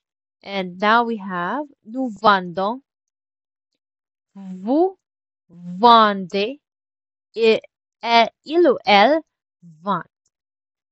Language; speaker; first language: French; non-native, fluent; Filipino